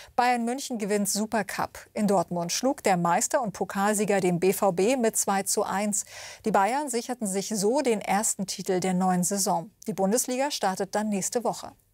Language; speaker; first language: German; native; German